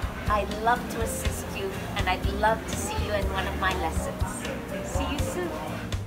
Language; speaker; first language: English; early bilingual, other home language; Japanese